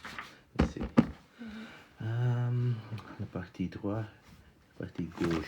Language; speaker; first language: French; non-native, fluent; Dutch